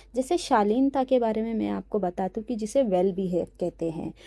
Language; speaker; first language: Hindi; non-native, local second language; Marathi